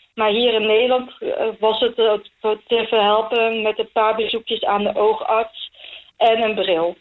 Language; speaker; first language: Dutch; early bilingual, other home language; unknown